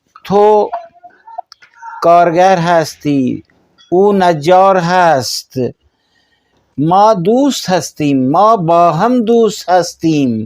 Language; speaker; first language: Persian; non-native, fluent; Urdu